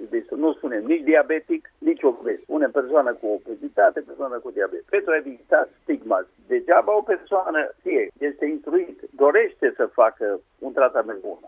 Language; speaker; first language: Romanian; native; Romanian